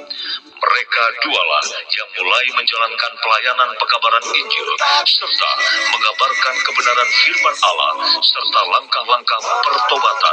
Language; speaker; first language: Indonesian; native; Indonesian